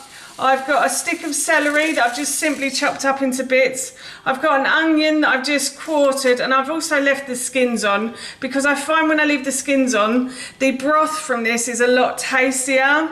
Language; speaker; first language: English; native; English